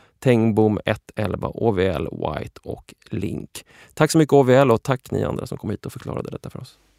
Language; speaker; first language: Swedish; native; Swedish